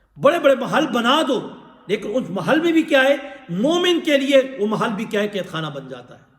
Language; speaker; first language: Urdu; non-native, local second language; Pashto